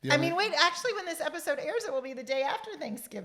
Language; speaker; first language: English; native; English